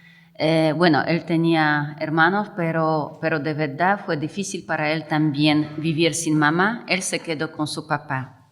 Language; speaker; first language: Spanish; non-native, fluent; Polish